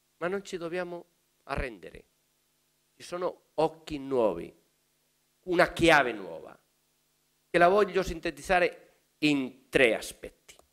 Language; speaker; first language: Italian; non-native, fluent; Spanish